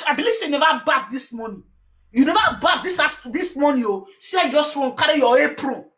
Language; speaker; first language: Nigerian Pidgin; native; Nigerian Pidgin